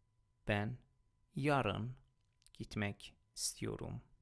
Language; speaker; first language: Turkish; non-native, fluent; Persian